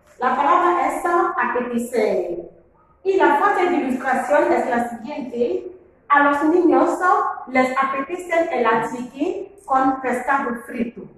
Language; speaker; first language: Spanish; non-native, fluent; French